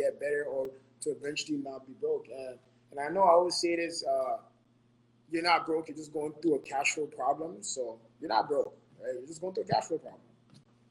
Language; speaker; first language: English; non-native, local second language; Akan